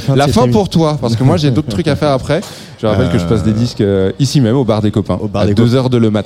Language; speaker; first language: French; native; French